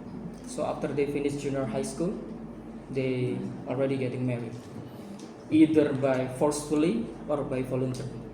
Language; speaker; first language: English; non-native, fluent; Indonesian